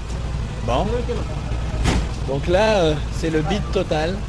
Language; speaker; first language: French; native; French